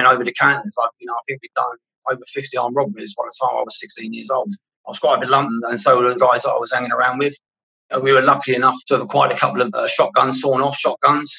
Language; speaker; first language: English; native; English